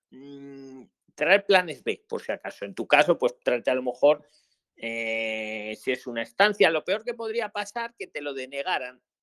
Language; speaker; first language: Spanish; native; Spanish